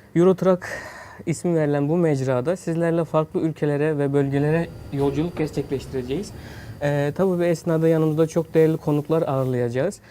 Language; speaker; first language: Turkish; native; Turkish